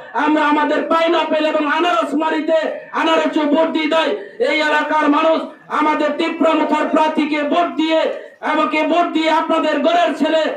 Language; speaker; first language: Bangla; non-native, local second language; Kok Borok